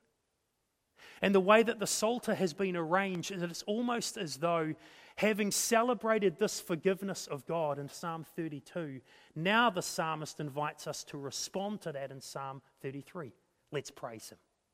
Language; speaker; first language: English; native; English